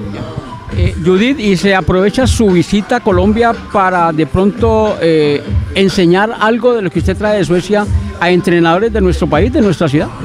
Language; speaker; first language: Spanish; native; Spanish